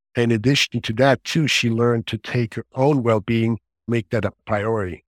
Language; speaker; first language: English; non-native, fluent; German